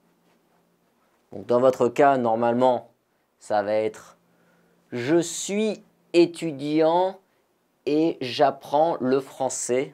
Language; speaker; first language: French; native; French